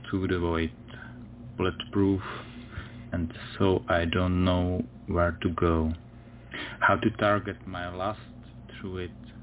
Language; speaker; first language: English; non-native, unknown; Czech